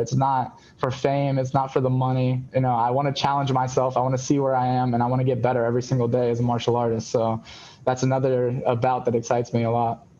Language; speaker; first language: English; native; English